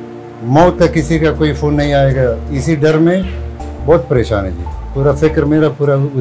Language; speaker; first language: Hindi; non-native, fluent; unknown